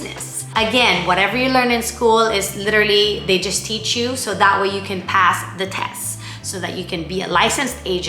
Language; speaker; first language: English; non-native, local second language; Filipino